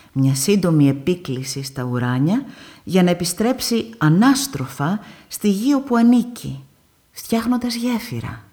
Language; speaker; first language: Greek; native; Greek